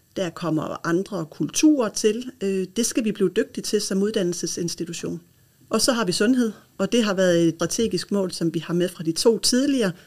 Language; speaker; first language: Danish; native; Danish